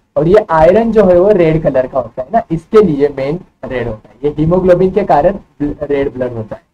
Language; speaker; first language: Hindi; non-native, local second language; Marathi